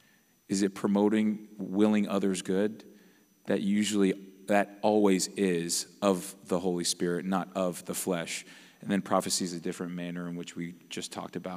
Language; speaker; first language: English; native; English